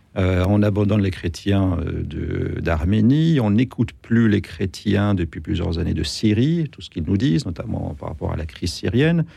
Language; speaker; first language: French; native; French